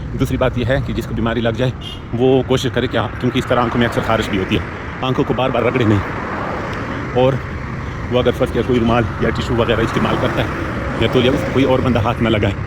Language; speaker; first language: Urdu; non-native, local second language; Pashto